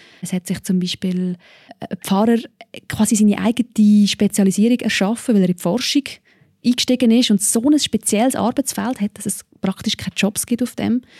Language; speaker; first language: German; native; German